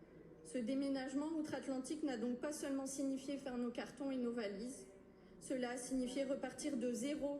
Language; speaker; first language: French; native; French